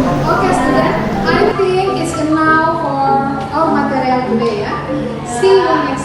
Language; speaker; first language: English; non-native, learner; Indonesian